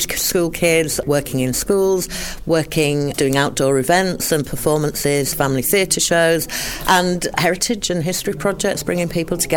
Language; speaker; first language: English; native; English